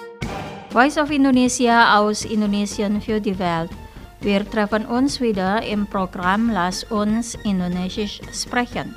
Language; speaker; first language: German; non-native, fluent; Indonesian